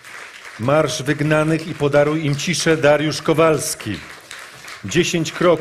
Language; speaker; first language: Polish; native; Polish